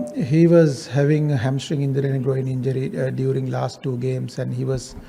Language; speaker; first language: English; non-native, local second language; Sinhala